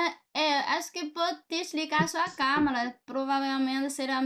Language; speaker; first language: Portuguese; non-native, fluent; Chinese